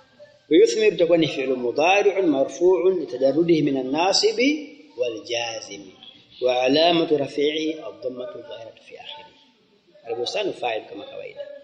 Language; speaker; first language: Arabic; non-native, fluent; Swahili